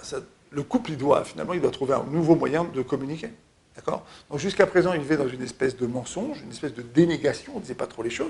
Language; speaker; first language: French; native; French